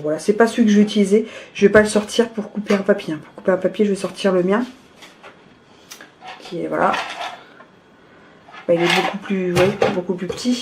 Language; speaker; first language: French; native; French